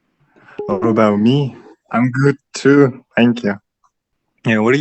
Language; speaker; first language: English; non-native, learner; Kazakh